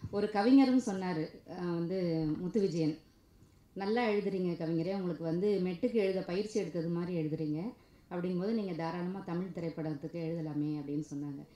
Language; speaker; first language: Tamil; native; Tamil